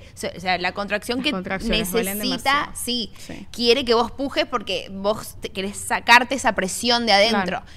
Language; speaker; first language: Spanish; native; Spanish